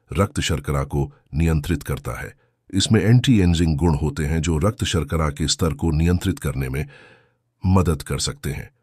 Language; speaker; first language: Hindi; native; Hindi